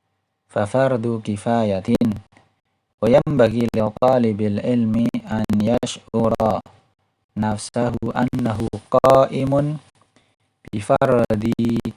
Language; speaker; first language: Arabic; non-native, fluent; Indonesian